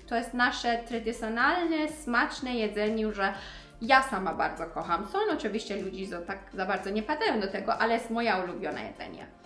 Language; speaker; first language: Polish; non-native, learner; Persian